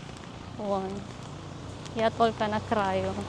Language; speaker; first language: Russian; non-native, learner; Filipino